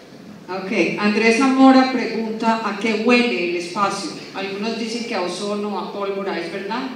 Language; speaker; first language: Spanish; native; Spanish